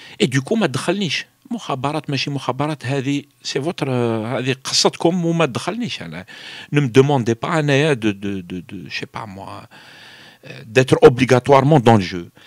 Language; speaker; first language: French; non-native, local second language; Arabic